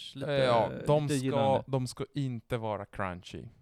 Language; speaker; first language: Swedish; non-native, fluent; Italian